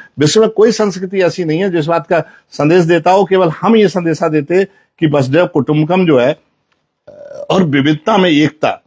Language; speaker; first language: Hindi; native; Hindi